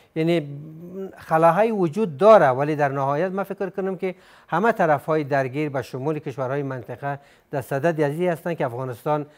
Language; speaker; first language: Persian; native; Persian